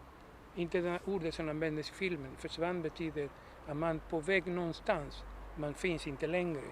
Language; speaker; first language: Swedish; non-native, fluent; Spanish